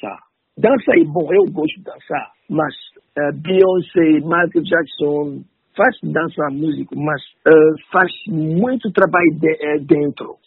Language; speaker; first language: Portuguese; non-native, learner; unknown